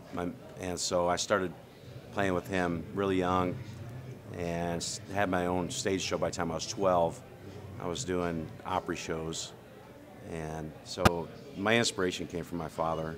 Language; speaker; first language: English; native; English